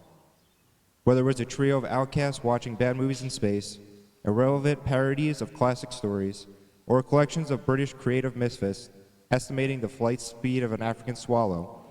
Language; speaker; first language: English; native; English